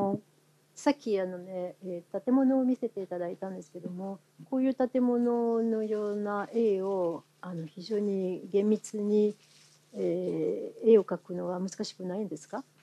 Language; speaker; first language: Japanese; non-native, fluent; French